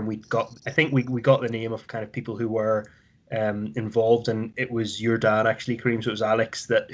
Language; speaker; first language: English; native; English